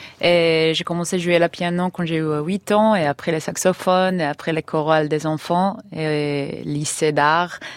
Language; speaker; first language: French; non-native, learner; Hebrew